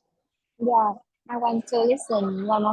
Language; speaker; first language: English; non-native, learner; Vietnamese